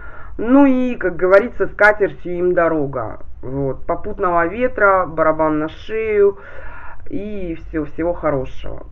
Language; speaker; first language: Russian; native; Russian